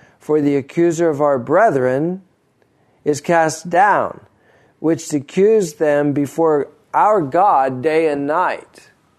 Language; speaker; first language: English; native; English